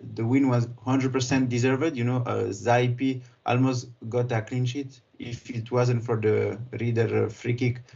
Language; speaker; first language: English; non-native, fluent; French